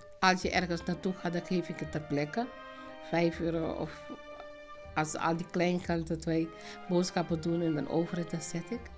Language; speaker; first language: Dutch; non-native, fluent; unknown